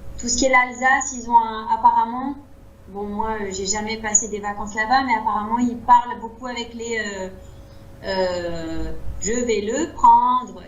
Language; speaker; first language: French; native; French